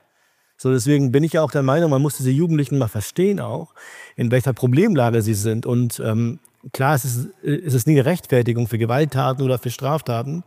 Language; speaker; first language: German; early bilingual, other home language; Urdu